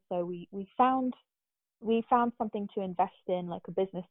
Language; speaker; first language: English; native; English